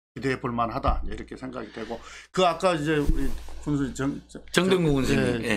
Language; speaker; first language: Korean; native; Korean